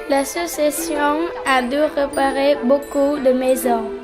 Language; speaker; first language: French; non-native, learner; Khmer